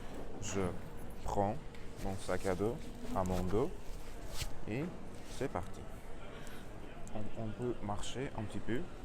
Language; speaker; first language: French; non-native, learner; Russian